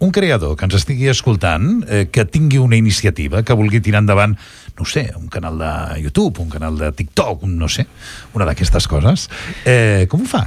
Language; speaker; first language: Catalan; native; Catalan